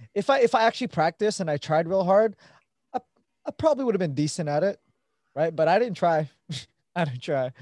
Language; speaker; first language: English; early bilingual, other home language; Filipino